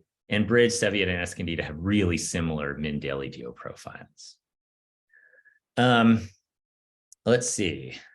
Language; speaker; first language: English; native; English